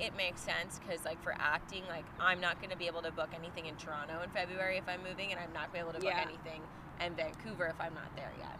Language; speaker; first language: English; native; English